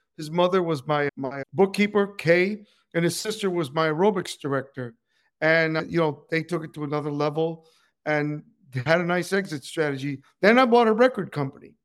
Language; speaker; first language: English; non-native, fluent; Spanish